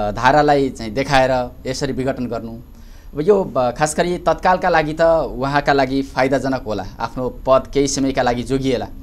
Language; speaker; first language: Nepali; native; Nepali